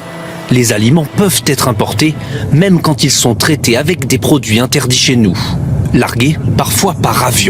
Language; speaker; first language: French; native; French